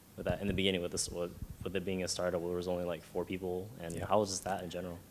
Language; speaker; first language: English; native; English